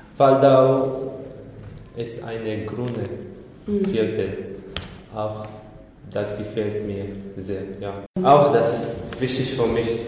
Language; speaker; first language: German; non-native, learner; Arabic